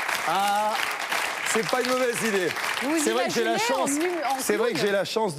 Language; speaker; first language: French; native; French